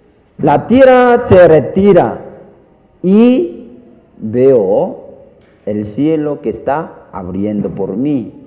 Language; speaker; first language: Spanish; non-native, learner; Korean